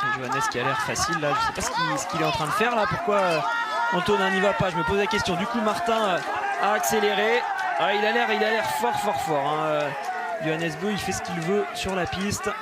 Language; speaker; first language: French; native; French